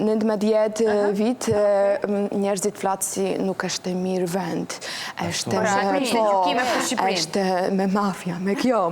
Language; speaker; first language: Albanian; non-native, learner; Polish